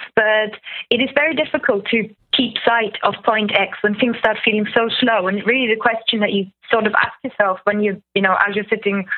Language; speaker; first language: English; non-native, fluent; German